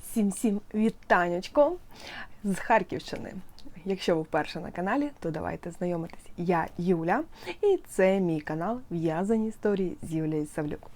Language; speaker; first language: Ukrainian; non-native, local second language; Russian